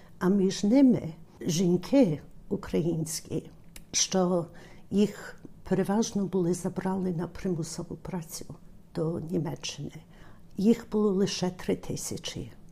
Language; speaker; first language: Ukrainian; early bilingual, heritage; Ukrainian